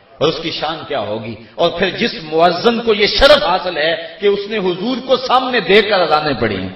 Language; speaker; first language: Urdu; non-native, local second language; Punjabi